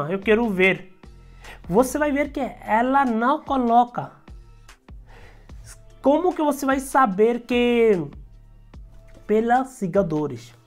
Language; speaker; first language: Portuguese; non-native, learner; Hindi